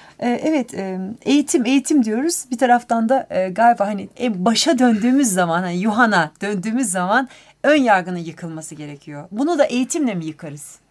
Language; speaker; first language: Turkish; native; Turkish